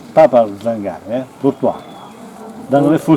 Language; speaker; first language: French; non-native, learner; Italian